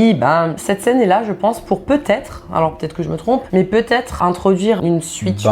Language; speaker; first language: French; native; French